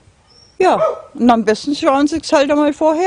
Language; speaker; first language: German; non-native, fluent; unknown